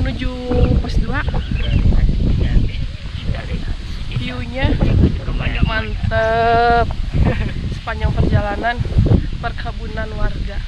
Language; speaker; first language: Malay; non-native, local second language; Sundanese